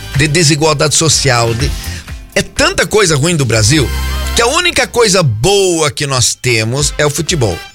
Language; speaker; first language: Portuguese; native; Portuguese